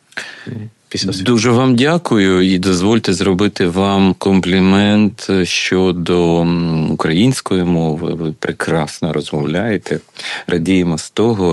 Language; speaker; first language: Ukrainian; native; Ukrainian